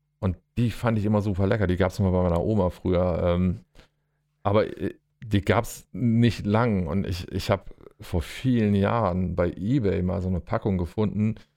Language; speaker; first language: German; native; German